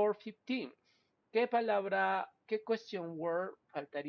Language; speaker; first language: Spanish; native; Spanish